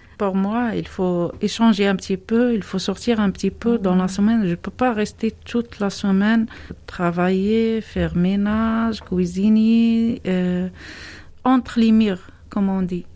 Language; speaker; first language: French; non-native, learner; Arabic